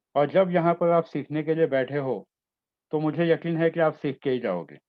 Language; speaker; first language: Hindi; non-native, local second language; Marathi